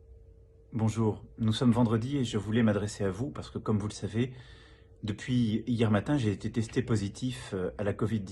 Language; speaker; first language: French; native; French